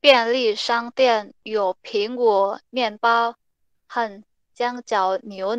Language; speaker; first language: Chinese; non-native, learner; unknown